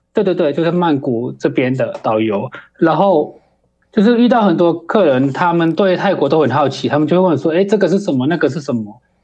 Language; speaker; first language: Chinese; early bilingual, heritage; Chinese